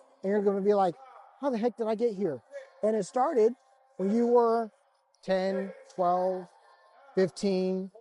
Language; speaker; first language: English; native; English